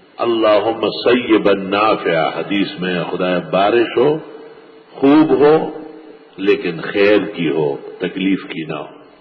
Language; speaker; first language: Urdu; non-native, local second language; Pashto